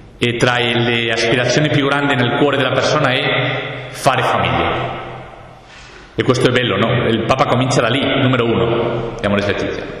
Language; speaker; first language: Italian; non-native, fluent; Spanish